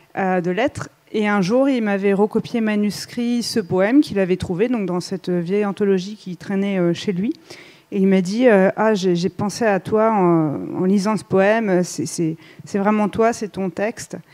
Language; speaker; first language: French; native; French